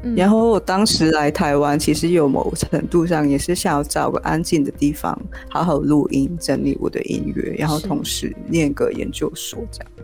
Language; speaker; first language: Chinese; non-native, local second language; Cantonese